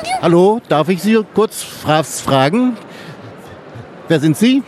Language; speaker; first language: German; native; German